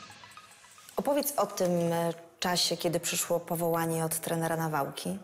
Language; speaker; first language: Polish; native; Polish